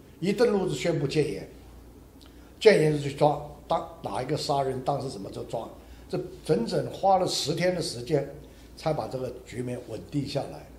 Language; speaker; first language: Chinese; non-native, local second language; Hakka Chinese